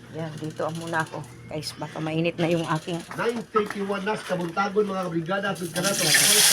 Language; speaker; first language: Filipino; non-native, local second language; Cebuano